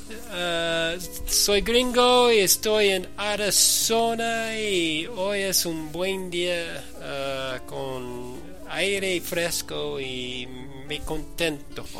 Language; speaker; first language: Spanish; non-native, learner; English